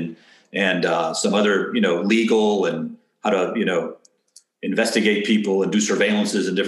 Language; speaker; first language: English; early bilingual, other home language; Spanish